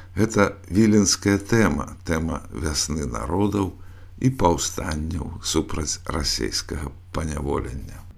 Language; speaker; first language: Belarusian; native; Belarusian